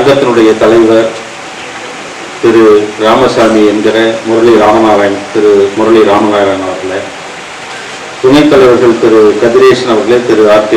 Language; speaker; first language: Tamil; native; Tamil